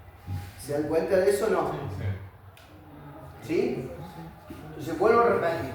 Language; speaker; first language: Spanish; native; Spanish